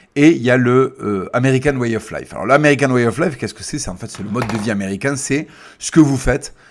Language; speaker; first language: French; native; French